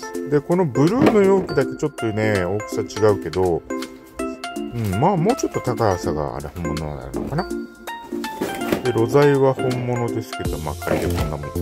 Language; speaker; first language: Japanese; native; Japanese